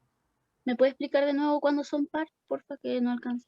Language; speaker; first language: Spanish; native; Spanish